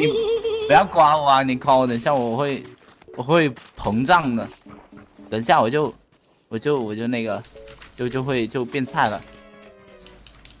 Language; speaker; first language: Chinese; native; Chinese